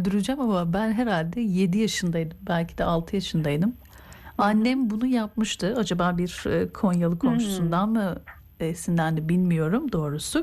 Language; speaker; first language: Turkish; native; Turkish